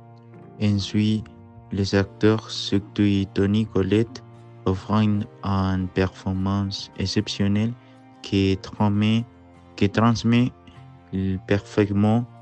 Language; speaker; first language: French; non-native, learner; Spanish